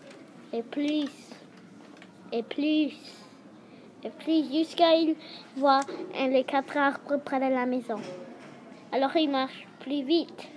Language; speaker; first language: French; non-native, learner; English